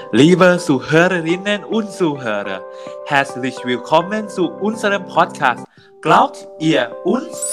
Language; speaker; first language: German; non-native, learner; Thai